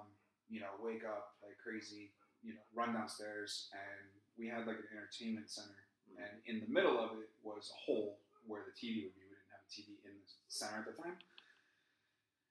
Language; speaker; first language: English; native; English